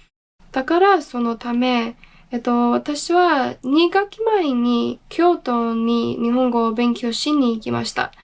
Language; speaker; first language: Japanese; non-native, learner; English